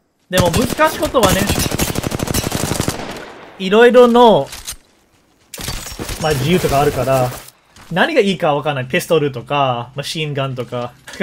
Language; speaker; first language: Japanese; non-native, fluent; English